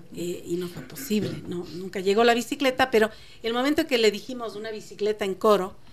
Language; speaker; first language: Spanish; native; Spanish